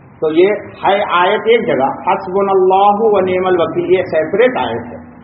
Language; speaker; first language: Urdu; native; Urdu